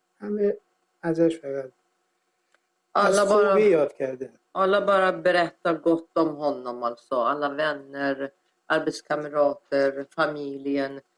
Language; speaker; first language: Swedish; non-native, fluent; Persian